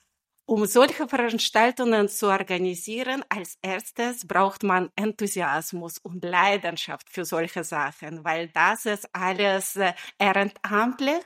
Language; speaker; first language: German; non-native, fluent; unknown